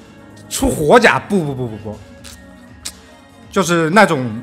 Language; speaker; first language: Chinese; native; Chinese